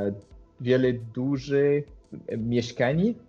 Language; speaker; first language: Polish; non-native, learner; French